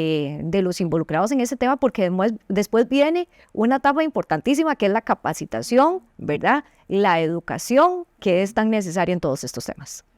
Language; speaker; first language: Spanish; native; Spanish